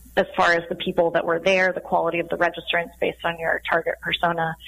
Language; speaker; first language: English; native; English